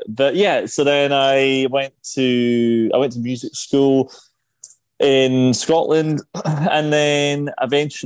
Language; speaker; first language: English; native; English